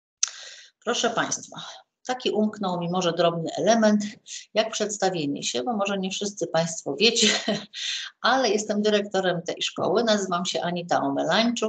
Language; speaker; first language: Polish; native; Polish